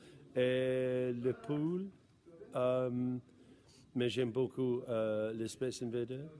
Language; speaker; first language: French; non-native, learner; English